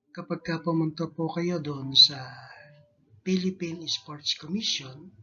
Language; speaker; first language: Filipino; native; Filipino